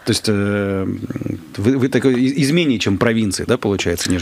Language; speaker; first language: Russian; native; Russian